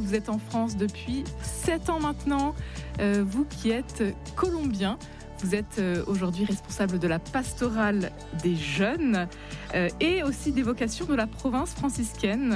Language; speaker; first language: French; native; French